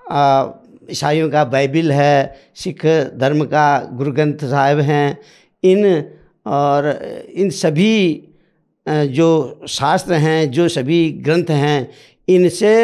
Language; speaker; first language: Hindi; native; Hindi